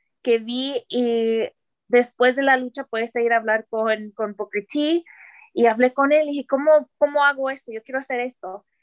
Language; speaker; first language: Spanish; early bilingual, heritage; Spanish